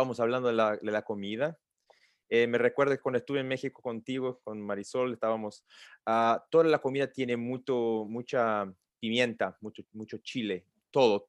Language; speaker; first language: Spanish; non-native, learner; Portuguese